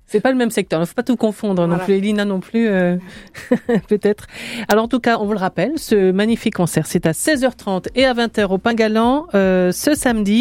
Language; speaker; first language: French; native; French